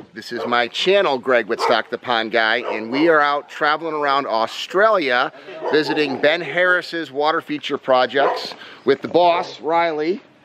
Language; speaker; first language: English; native; English